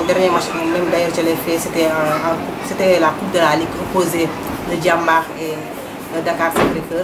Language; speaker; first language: French; non-native, local second language; Fula